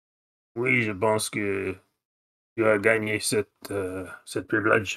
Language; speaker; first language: French; non-native, fluent; English